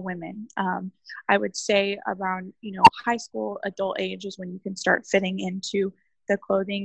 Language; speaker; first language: English; native; English